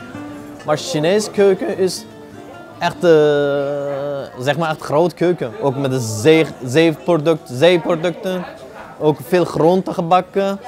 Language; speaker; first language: Dutch; non-native, local second language; Uyghur